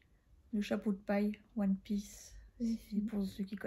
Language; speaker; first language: French; native; French